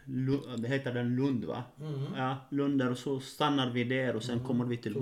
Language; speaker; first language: Swedish; non-native, fluent; Arabic